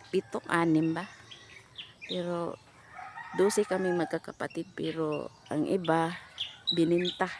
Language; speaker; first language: Filipino; non-native, local second language; Cebuano